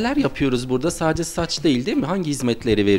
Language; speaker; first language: Turkish; native; Turkish